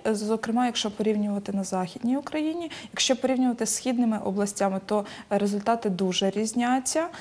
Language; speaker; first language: Ukrainian; native; Ukrainian